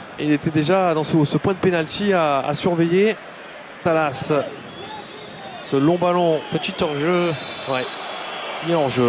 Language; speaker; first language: French; native; French